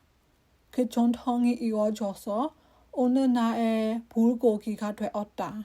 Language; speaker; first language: Korean; non-native, learner; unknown